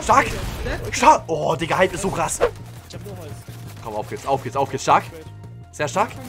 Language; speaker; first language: German; native; German